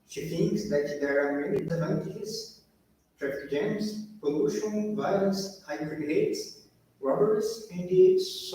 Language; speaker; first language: English; non-native, learner; Portuguese